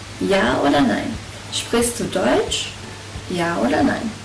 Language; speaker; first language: German; non-native, fluent; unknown